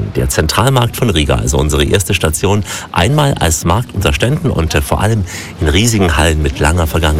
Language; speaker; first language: German; native; German